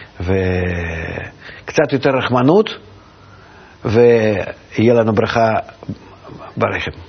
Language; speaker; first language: Hebrew; non-native, fluent; Russian